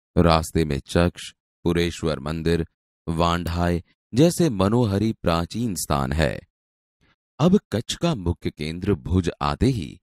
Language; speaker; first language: Hindi; non-native, local second language; Gujarati